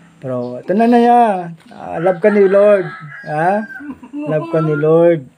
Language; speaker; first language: Filipino; non-native, local second language; Bikol